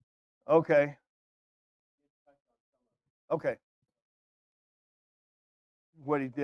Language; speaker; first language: English; native; English